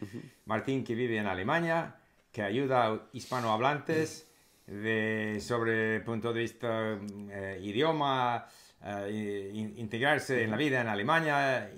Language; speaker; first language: Spanish; non-native, fluent; English